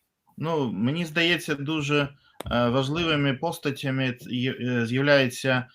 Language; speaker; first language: Ukrainian; non-native, fluent; Russian